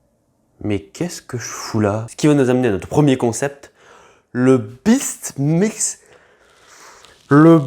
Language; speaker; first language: French; native; French